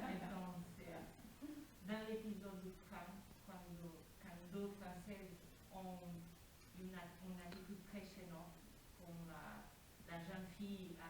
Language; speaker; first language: French; non-native, learner; Portuguese